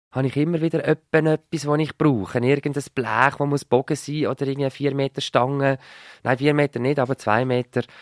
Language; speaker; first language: German; native; German